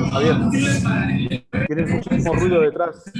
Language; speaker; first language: Spanish; native; Spanish